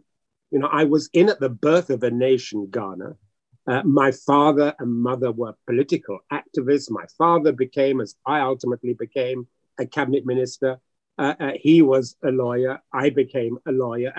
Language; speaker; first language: English; native; English